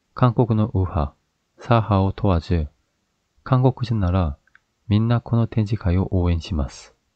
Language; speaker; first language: Japanese; non-native, fluent; Korean